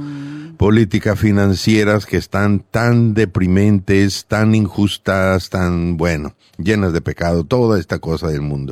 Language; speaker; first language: Spanish; native; Spanish